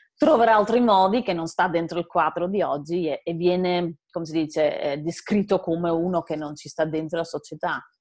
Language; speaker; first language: Italian; non-native, fluent; Dutch